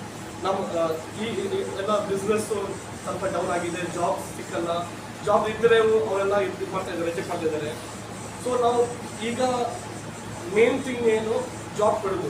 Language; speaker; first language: Kannada; non-native, local second language; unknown